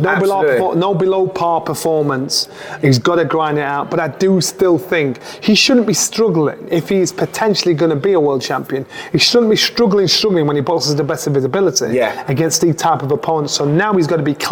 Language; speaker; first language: English; native; English